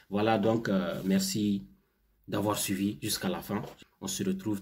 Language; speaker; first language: French; non-native, local second language; Hausa